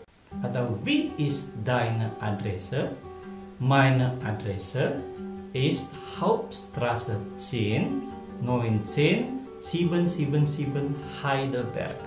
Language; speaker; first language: German; non-native, fluent; Indonesian